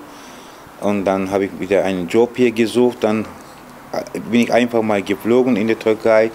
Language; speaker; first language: German; non-native, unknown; Turkish